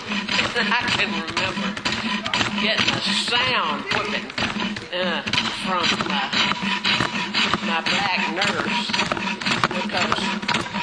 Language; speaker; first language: English; native; English